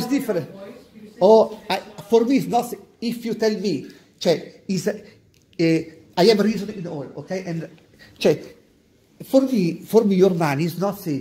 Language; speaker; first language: English; non-native, learner; Italian